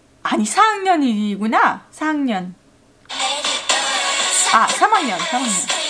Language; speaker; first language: Korean; non-native, fluent; French